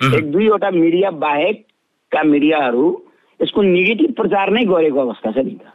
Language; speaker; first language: Nepali; non-native, local second language; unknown